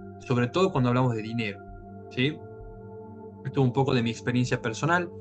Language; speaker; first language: Spanish; native; Spanish